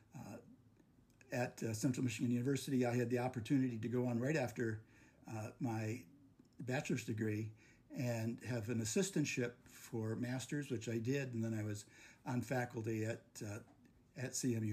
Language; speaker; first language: English; native; English